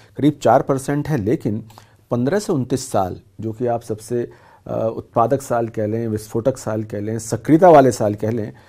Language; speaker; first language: Hindi; native; Hindi